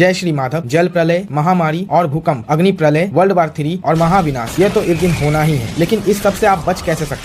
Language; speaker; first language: Hindi; native; Hindi